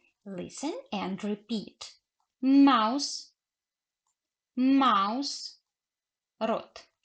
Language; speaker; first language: English; non-native, fluent; Ukrainian